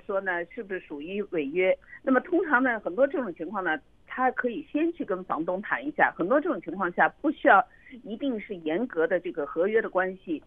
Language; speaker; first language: Chinese; native; Chinese